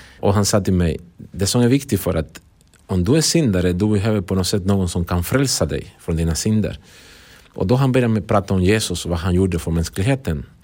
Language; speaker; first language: Swedish; non-native, fluent; Spanish